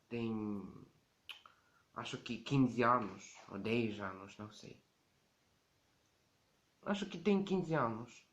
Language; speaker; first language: Portuguese; non-native, learner; Ukrainian